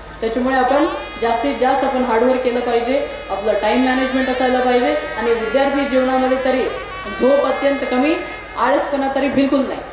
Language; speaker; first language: Marathi; non-native, fluent; Kannada